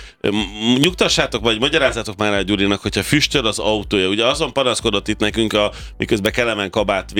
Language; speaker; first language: Hungarian; native; Hungarian